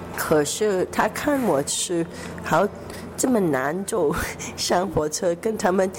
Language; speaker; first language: Chinese; non-native, local second language; Cantonese